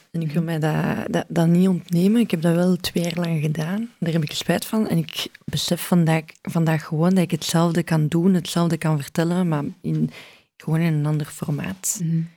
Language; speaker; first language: Dutch; early bilingual, other home language; Arabic